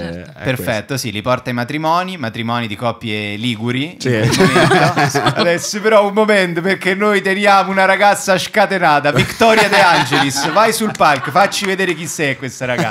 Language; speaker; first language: Italian; native; Italian